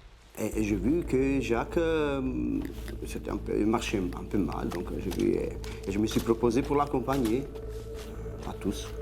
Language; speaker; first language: French; non-native, fluent; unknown